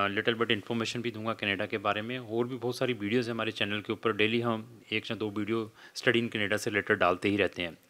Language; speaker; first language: Hindi; non-native, local second language; Punjabi